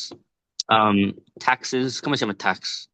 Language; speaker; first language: Spanish; non-native, learner; English